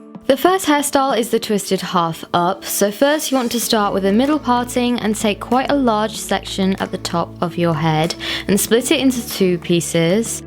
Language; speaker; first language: English; native; English